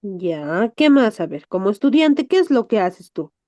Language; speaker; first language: Spanish; native; Spanish